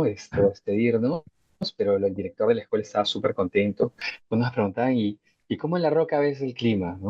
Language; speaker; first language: Spanish; native; Spanish